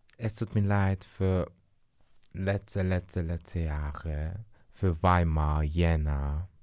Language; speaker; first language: German; non-native, learner; Turkish